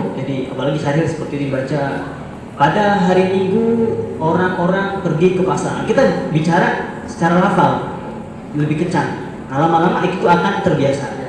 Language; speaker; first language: Indonesian; non-native, local second language; Achinese